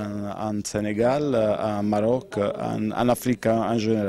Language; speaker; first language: French; non-native, learner; Italian